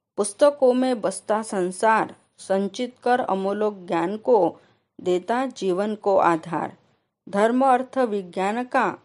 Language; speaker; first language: Hindi; non-native, local second language; Marathi